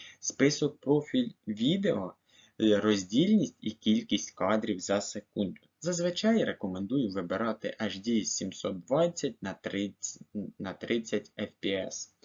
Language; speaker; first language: Ukrainian; native; Ukrainian